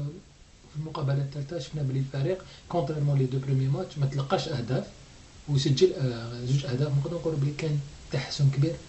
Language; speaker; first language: Arabic; native; Arabic